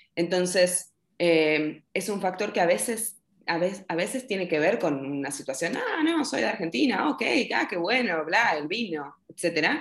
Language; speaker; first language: Spanish; native; Spanish